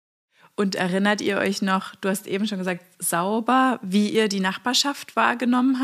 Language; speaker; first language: German; native; German